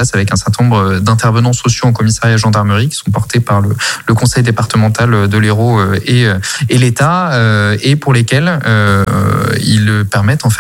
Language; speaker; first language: French; native; French